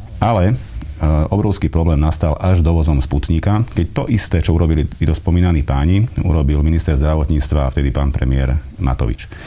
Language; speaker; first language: Slovak; non-native, local second language; Hungarian